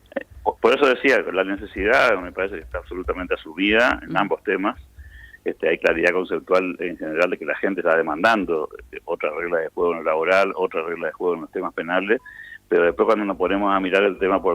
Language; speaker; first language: Spanish; native; Spanish